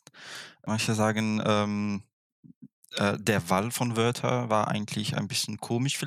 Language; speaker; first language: German; non-native, fluent; Arabic